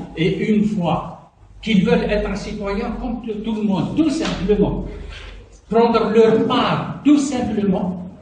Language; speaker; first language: French; non-native, local second language; Arabic